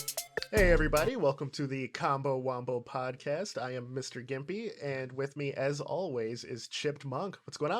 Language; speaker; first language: English; native; English